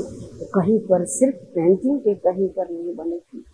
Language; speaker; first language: Hindi; non-native, local second language; Maithili